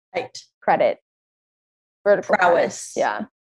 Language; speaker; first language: English; native; English